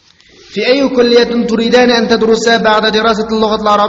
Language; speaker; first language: Arabic; non-native, fluent; Uyghur